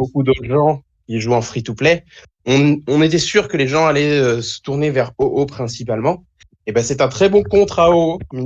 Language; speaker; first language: French; native; French